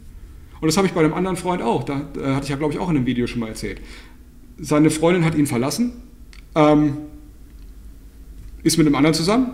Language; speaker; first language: German; native; German